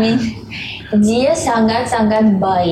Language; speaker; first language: Indonesian; non-native, learner; Russian